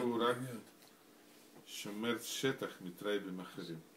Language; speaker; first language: Hebrew; non-native, fluent; Russian